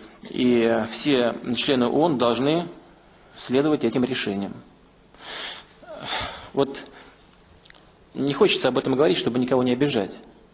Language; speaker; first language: Russian; native; Russian